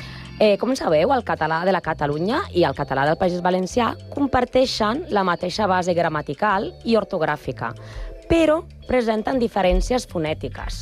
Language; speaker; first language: Catalan; non-native, learner; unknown